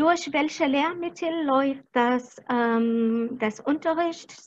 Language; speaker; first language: German; non-native, fluent; Arabic